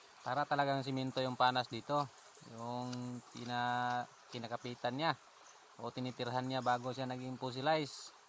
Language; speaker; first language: Filipino; non-native, local second language; Cebuano